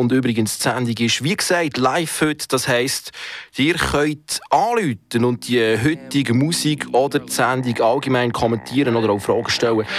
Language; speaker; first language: German; native; German